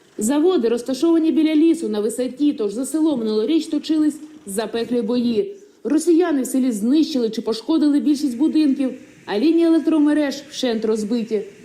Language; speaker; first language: Ukrainian; native; Ukrainian